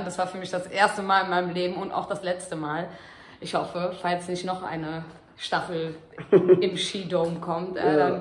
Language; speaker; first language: German; native; German